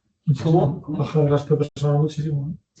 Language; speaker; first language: Spanish; native; Spanish